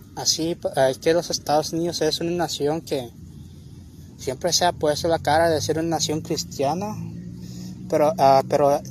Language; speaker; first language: Spanish; early bilingual, heritage; Spanish